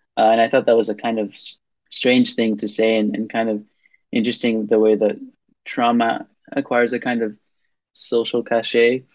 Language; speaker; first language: English; non-native, fluent; Hebrew